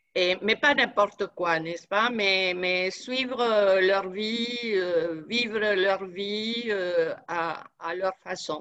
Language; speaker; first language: French; non-native, fluent; Spanish